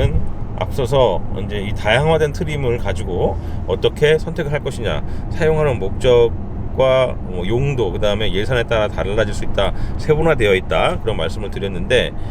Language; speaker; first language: Korean; native; Korean